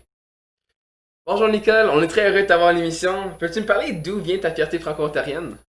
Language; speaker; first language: French; native; French